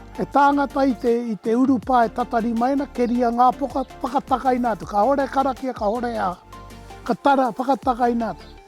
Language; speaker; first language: Māori; native; Māori